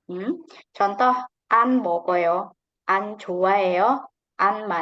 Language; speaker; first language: Korean; non-native, fluent; Indonesian